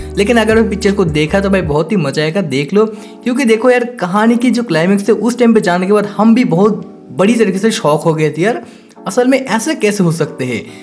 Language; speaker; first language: Hindi; non-native, local second language; Bangla